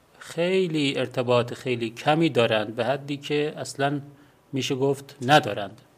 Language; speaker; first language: Persian; non-native, local second language; Azerbaijani